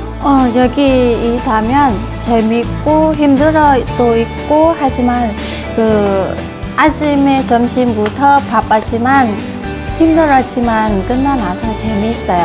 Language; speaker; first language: Korean; non-native, learner; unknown